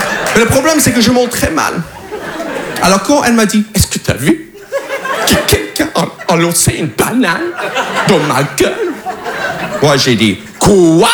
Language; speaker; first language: French; non-native, fluent; English